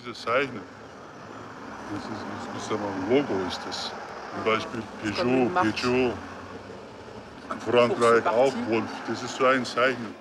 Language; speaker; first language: German; non-native, learner; Turkish